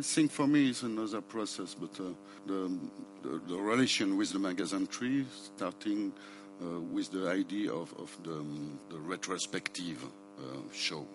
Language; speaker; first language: English; non-native, learner; French